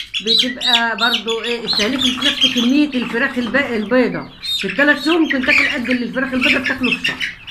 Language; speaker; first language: Arabic; native; Arabic